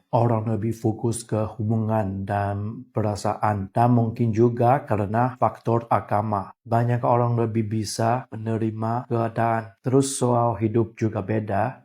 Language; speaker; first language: Indonesian; non-native, fluent; Chinese